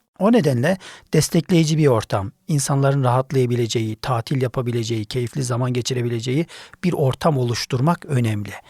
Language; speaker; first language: Turkish; native; Turkish